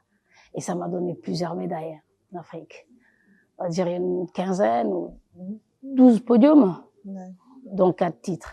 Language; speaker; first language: French; non-native, local second language; Wolof